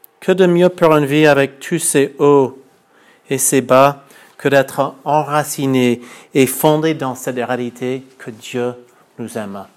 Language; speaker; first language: French; non-native, fluent; English